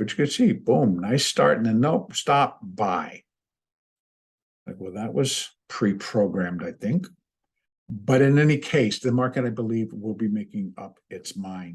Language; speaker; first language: English; native; English